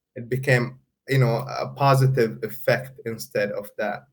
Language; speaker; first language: English; non-native, fluent; Arabic